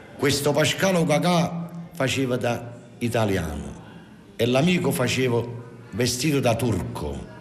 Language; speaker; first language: Italian; native; Italian